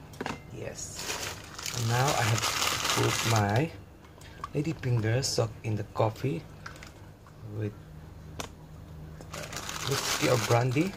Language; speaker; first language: English; non-native, local second language; Filipino